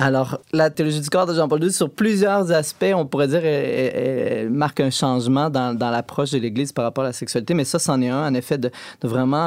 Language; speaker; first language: French; native; French